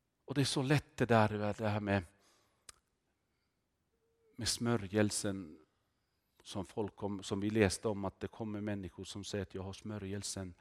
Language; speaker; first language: Swedish; non-native, fluent; Finnish